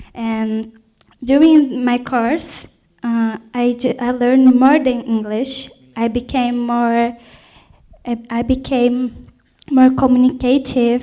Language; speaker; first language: English; non-native, fluent; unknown